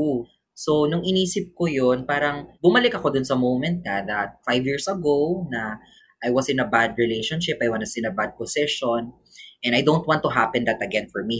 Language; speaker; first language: English; non-native, local second language; Cebuano